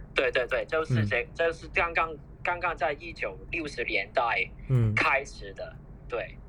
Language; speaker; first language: Chinese; non-native, fluent; Cantonese